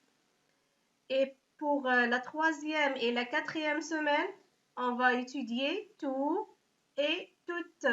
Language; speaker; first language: French; non-native, local second language; Arabic